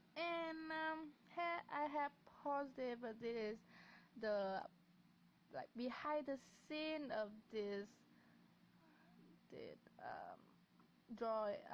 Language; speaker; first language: English; non-native, learner; Vietnamese